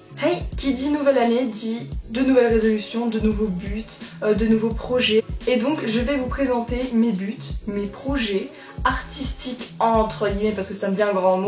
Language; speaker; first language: French; native; French